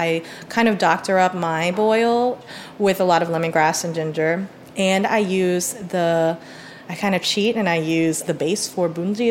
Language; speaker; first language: English; native; English